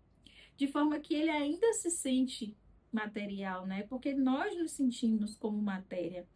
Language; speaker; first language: Portuguese; native; Portuguese